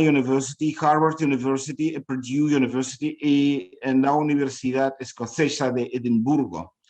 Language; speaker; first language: Spanish; non-native, fluent; Ukrainian